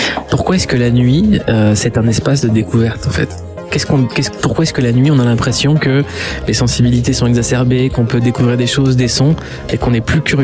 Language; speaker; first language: French; native; French